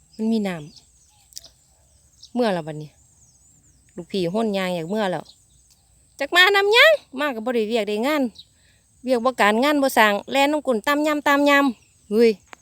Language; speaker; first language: Thai; native; Thai